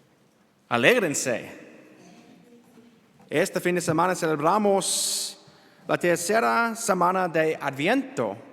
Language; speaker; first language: Spanish; non-native, learner; English